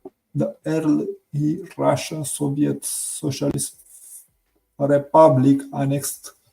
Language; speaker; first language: English; non-native, learner; Romanian